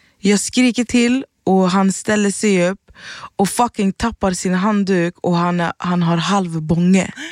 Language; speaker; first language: Swedish; early bilingual, other home language; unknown